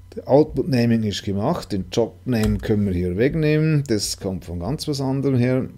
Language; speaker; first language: German; non-native, local second language; Swiss German